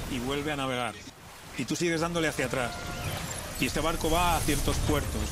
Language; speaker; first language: Spanish; native; Spanish